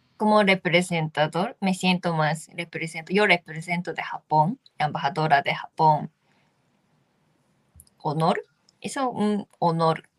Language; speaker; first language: Spanish; non-native, learner; Japanese